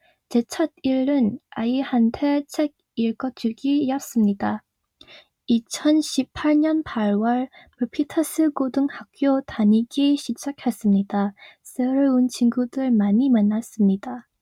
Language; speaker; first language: Korean; non-native, learner; Vietnamese